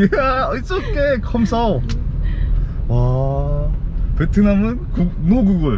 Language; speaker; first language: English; non-native, learner; Korean